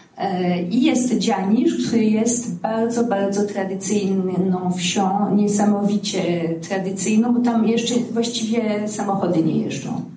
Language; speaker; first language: Polish; native; Polish